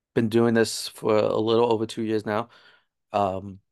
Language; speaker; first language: English; native; English